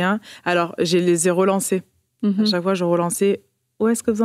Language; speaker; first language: French; early bilingual, other home language; Portuguese